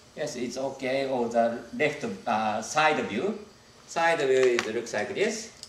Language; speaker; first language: English; non-native, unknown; Japanese